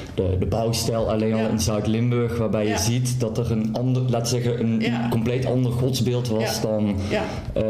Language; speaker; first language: Dutch; native; Dutch